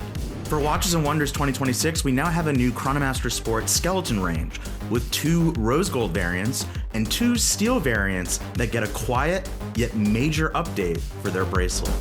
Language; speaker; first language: English; native; English